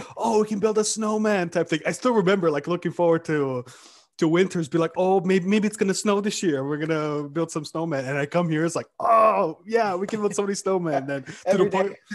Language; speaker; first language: English; early bilingual, other home language; Romanian